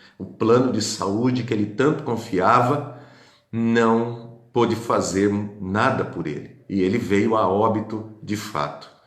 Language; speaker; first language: Portuguese; native; Portuguese